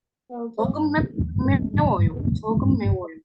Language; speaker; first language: Korean; non-native, learner; Indonesian